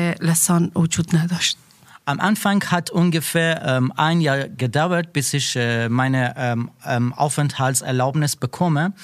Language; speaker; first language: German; non-native, learner; Persian